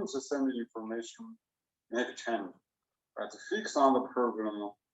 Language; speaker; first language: English; non-native, learner; Chinese